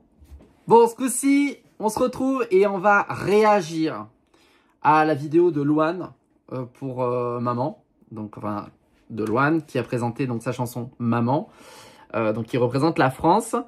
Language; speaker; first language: French; native; French